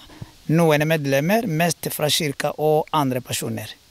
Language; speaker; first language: Norwegian; non-native, learner; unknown